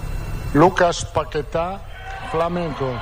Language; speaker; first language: Portuguese; non-native, fluent; Italian